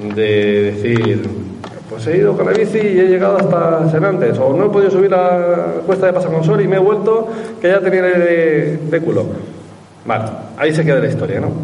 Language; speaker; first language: Spanish; native; Spanish